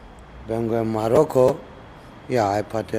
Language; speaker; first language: Spanish; non-native, learner; Arabic